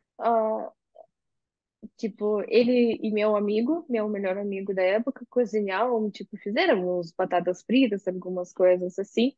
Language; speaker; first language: Portuguese; non-native, fluent; Russian